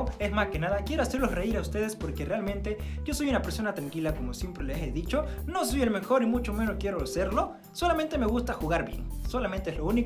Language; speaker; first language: Spanish; native; Spanish